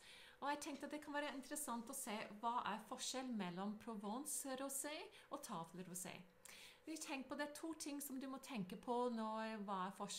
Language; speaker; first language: Norwegian; non-native, fluent; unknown